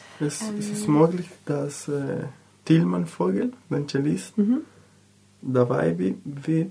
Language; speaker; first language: German; non-native, learner; Spanish